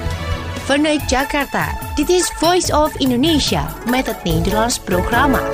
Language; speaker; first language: Dutch; non-native, fluent; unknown